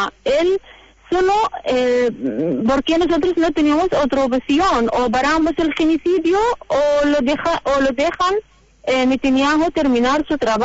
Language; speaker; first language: Spanish; non-native, learner; Arabic